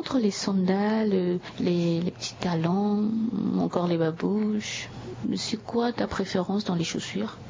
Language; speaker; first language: French; non-native, local second language; Sango